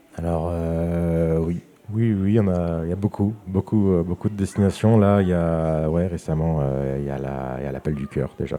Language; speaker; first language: French; native; French